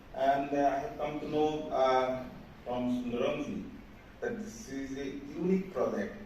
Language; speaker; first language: English; non-native, local second language; Assamese